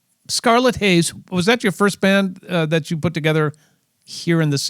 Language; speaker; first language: English; native; English